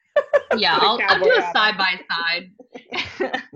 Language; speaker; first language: English; native; English